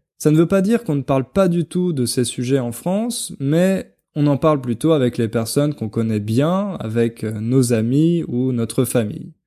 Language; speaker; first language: French; native; French